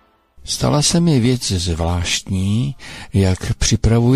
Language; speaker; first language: Czech; native; Czech